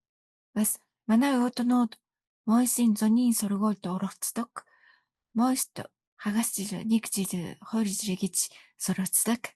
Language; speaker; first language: Mongolian; non-native, fluent; Japanese